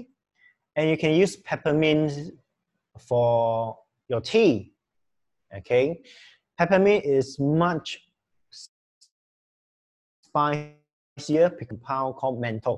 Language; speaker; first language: English; non-native, local second language; Chinese